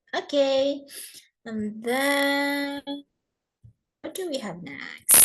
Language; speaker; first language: English; non-native, fluent; Indonesian